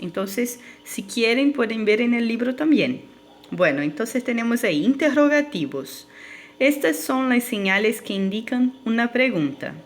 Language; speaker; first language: Spanish; non-native, fluent; Portuguese